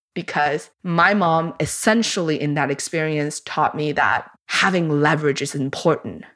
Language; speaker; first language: English; early bilingual, other home language; Chinese